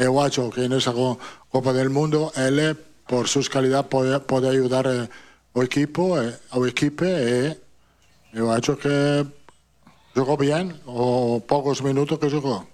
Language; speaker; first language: Portuguese; non-native, fluent; Italian